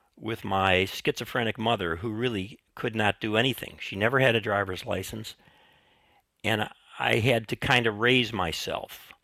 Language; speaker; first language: English; native; English